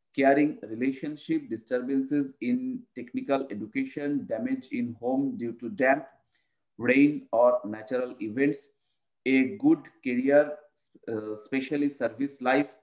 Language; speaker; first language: English; non-native, local second language; Bangla